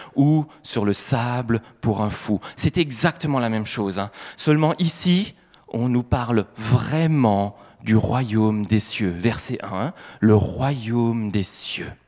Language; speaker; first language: French; native; French